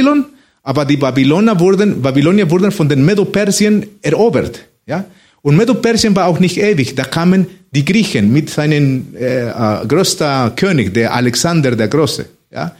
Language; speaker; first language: German; non-native, fluent; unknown